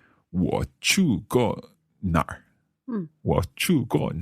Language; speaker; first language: Chinese; non-native, learner; English